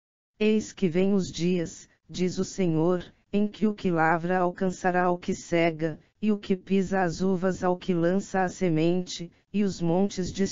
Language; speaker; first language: Portuguese; native; Portuguese